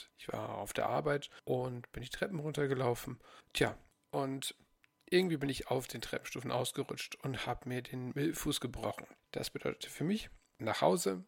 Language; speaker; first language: German; native; German